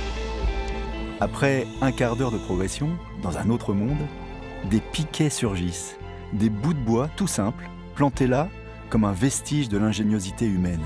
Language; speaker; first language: French; native; French